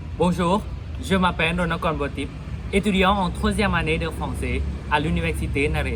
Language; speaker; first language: French; non-native, fluent; Thai